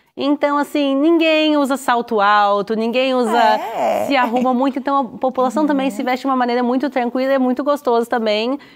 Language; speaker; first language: Portuguese; native; Portuguese